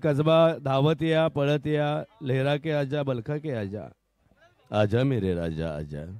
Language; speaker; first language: Hindi; non-native, local second language; Marathi